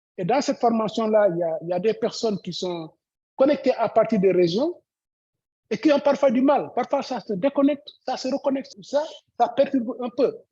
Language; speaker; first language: French; non-native, local second language; Wolof